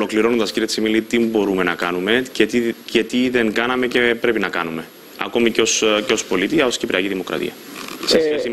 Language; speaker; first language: Greek; native; Greek